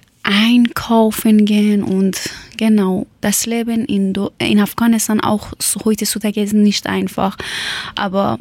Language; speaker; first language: German; non-native, local second language; Persian